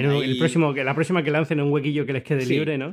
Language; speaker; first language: Spanish; native; Spanish